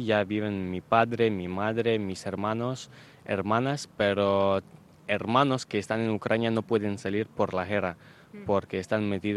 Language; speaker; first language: Spanish; non-native, fluent; Ukrainian